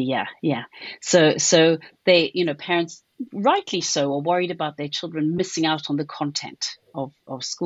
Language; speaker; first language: English; native; English